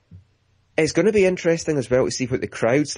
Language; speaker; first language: English; native; English